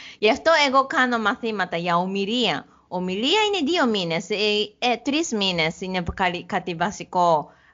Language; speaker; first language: Greek; non-native, learner; Japanese